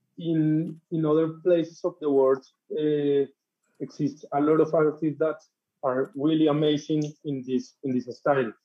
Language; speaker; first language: English; non-native, learner; Spanish